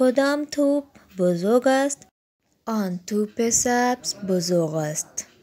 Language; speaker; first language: Persian; non-native, fluent; Urdu